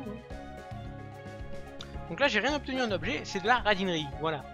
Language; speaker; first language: French; native; French